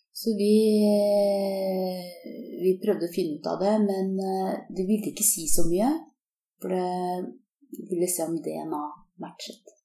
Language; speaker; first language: Norwegian; early bilingual, other home language; Korean